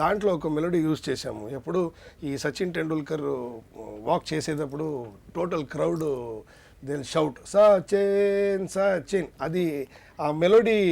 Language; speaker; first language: Telugu; non-native, learner; Kannada